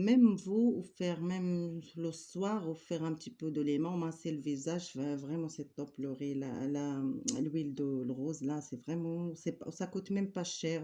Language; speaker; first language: French; non-native, learner; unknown